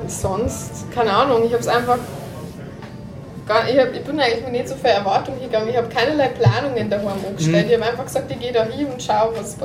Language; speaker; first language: German; native; German